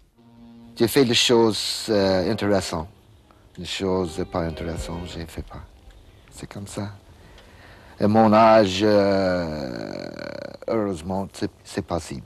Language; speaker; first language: French; non-native, learner; English